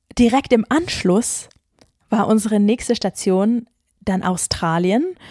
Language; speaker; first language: German; native; German